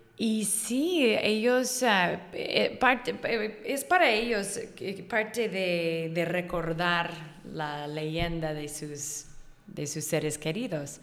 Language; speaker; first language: Spanish; non-native, fluent; English